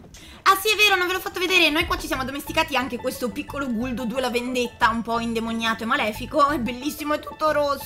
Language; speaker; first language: Italian; native; Italian